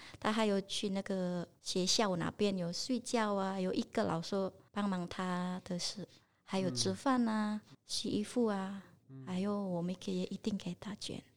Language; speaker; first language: Chinese; non-native, learner; Indonesian